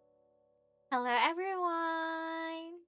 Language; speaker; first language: English; non-native, local second language; Filipino